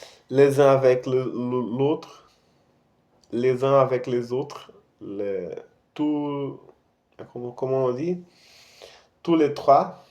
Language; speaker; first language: French; non-native, fluent; Portuguese